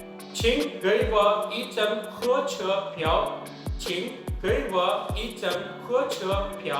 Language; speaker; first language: Chinese; non-native, learner; Urdu